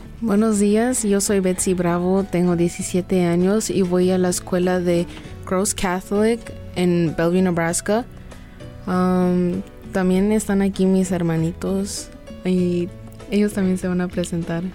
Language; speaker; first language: Spanish; early bilingual, other home language; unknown